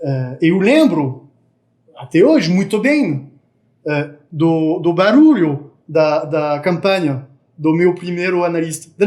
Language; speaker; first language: Portuguese; non-native, fluent; French